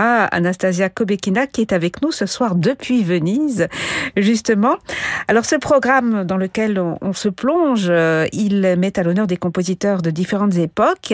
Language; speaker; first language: French; native; French